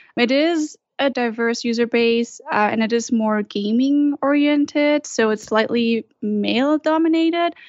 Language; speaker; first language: English; non-native, fluent; German